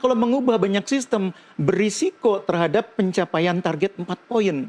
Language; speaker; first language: Indonesian; native; Indonesian